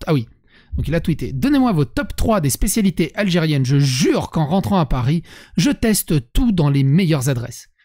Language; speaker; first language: French; native; French